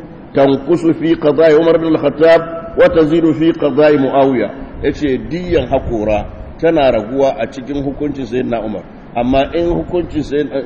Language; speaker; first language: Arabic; non-native, fluent; Hausa